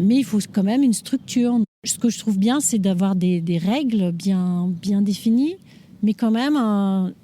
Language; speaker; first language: French; native; French